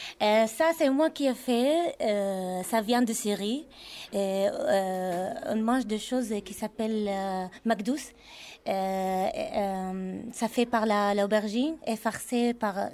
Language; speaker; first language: French; non-native, learner; Arabic